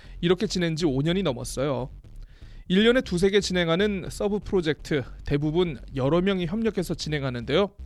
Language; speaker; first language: Korean; native; Korean